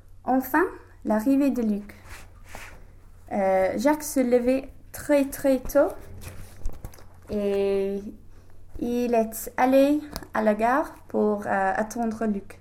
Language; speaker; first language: French; non-native, learner; English